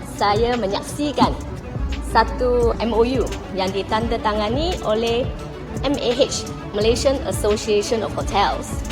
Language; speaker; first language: Malay; native; Malay